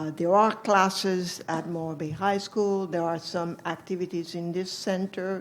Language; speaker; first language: English; non-native, fluent; French